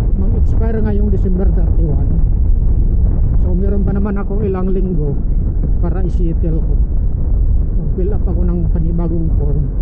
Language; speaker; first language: Filipino; non-native, local second language; Cebuano